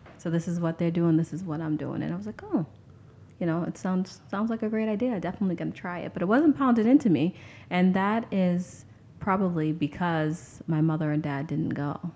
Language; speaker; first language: English; native; English